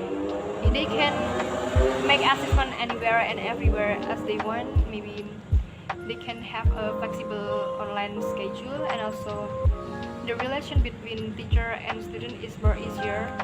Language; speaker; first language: English; non-native, learner; Indonesian